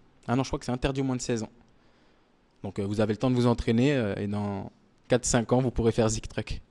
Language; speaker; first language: French; native; French